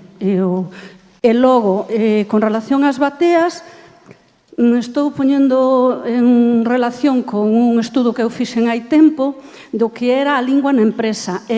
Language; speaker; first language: Galician; native; Galician